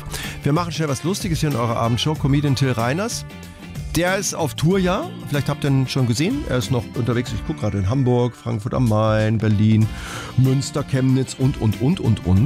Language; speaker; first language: German; native; German